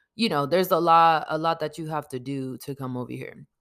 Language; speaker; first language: English; early bilingual, other home language; Spanish